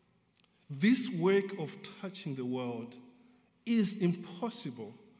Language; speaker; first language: English; non-native, local second language; Nyanja